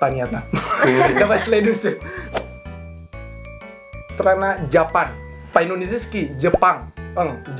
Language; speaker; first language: Russian; non-native, learner; Indonesian